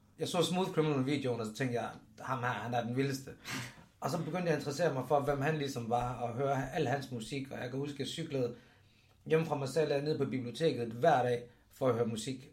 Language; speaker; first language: Danish; native; Danish